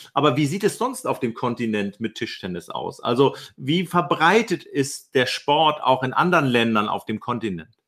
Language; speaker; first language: German; native; German